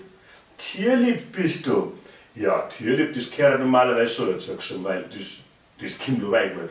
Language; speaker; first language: German; native; German